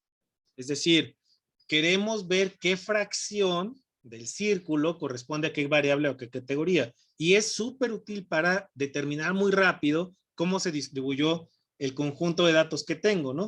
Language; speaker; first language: Spanish; native; Spanish